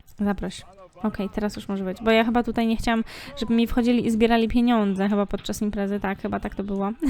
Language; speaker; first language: Polish; native; Polish